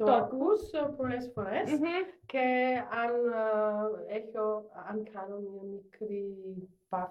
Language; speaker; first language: Greek; non-native, learner; German